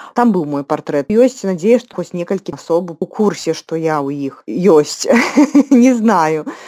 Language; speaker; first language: Belarusian; non-native, local second language; Russian